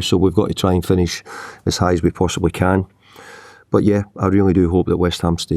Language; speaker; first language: English; native; English